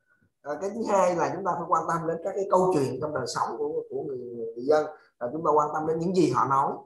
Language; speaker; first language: Vietnamese; native; Vietnamese